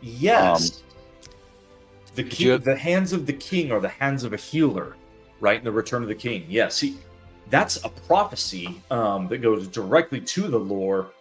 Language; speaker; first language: English; native; English